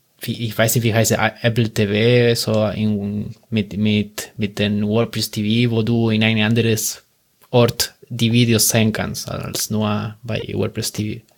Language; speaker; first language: German; non-native, learner; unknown